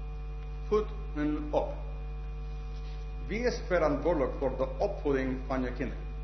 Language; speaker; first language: Dutch; non-native, fluent; English